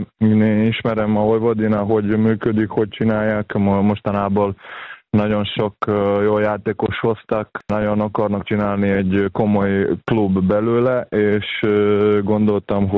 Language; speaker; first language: Hungarian; non-native, fluent; Serbian